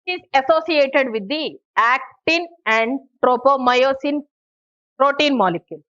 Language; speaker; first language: English; non-native, local second language; Telugu